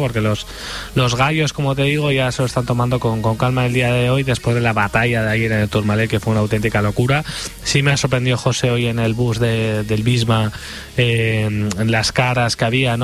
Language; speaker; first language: Spanish; native; Spanish